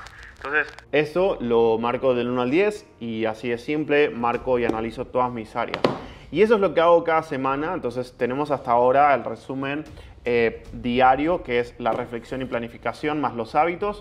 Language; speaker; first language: Spanish; native; Spanish